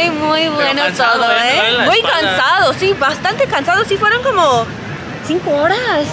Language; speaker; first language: Spanish; non-native, fluent; English